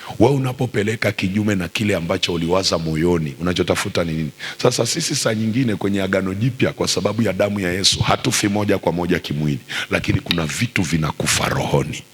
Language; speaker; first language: Swahili; native; Swahili